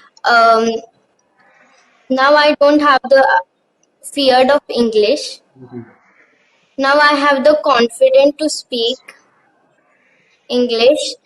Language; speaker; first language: English; non-native, learner; Marathi